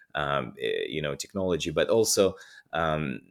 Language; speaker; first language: English; non-native, fluent; Russian